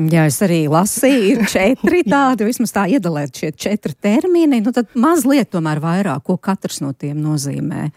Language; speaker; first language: Latvian; native; Latvian